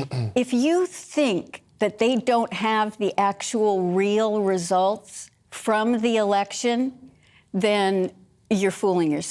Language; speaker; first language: English; native; English